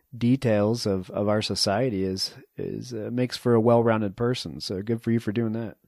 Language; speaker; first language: English; native; English